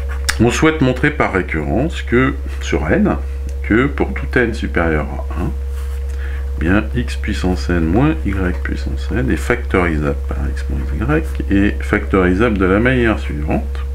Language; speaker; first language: French; native; French